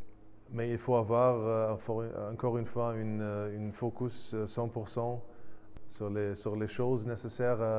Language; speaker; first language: French; non-native, fluent; German